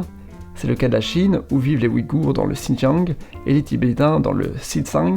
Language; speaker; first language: French; native; French